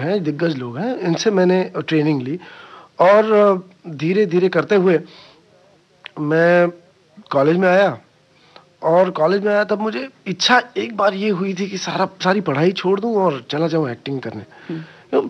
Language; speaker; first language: Hindi; non-native, local second language; Marathi